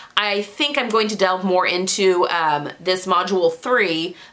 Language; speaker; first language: English; native; English